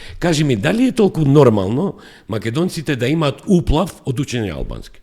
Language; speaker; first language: Macedonian; non-native, local second language; Albanian